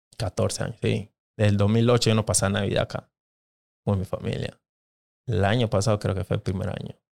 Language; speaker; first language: Spanish; non-native, local second language; Jamaican Creole English